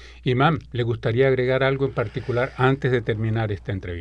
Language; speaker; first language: Spanish; native; Spanish